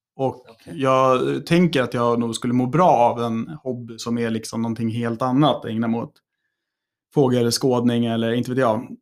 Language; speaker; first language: Swedish; native; Swedish